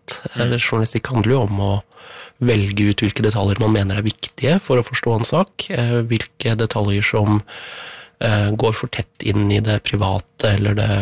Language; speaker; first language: Norwegian; native; Norwegian